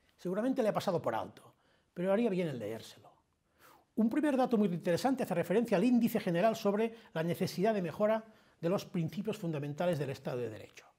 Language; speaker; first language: Spanish; non-native, local second language; Catalan